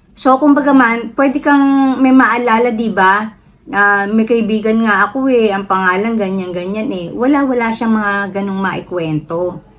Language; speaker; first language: Filipino; native; Filipino